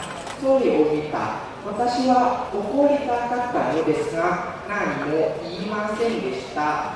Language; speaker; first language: Japanese; non-native, learner; Lao